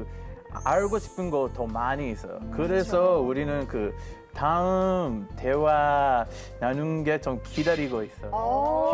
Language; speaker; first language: Korean; non-native, fluent; Hebrew